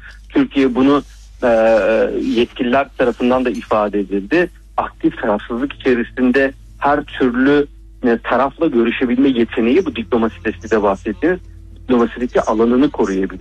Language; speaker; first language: Turkish; native; Turkish